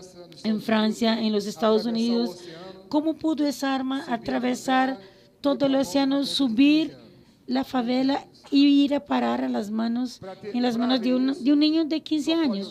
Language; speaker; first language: Spanish; non-native, fluent; Portuguese